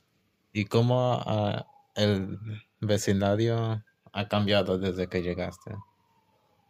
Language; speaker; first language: Spanish; early bilingual, heritage; English